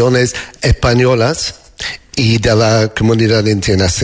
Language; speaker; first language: Spanish; non-native, learner; English